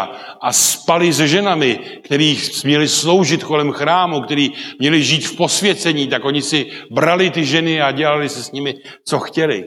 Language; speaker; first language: Czech; non-native, local second language; Polish